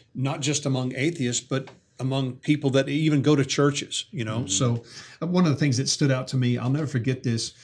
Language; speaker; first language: English; native; English